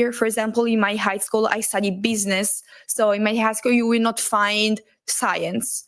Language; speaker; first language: English; non-native, learner; Italian